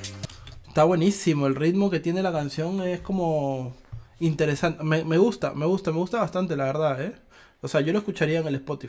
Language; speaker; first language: Spanish; native; Spanish